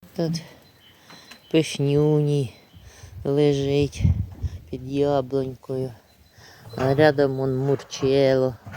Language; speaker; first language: Ukrainian; native; Ukrainian